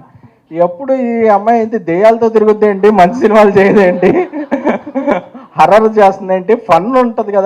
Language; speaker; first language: Telugu; native; Telugu